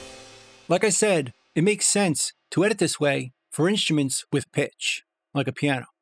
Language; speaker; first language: English; native; English